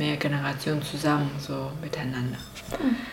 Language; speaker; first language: German; non-native, fluent; Chinese